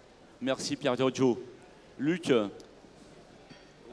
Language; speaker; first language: French; native; French